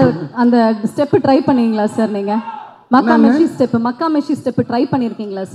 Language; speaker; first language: Tamil; native; Tamil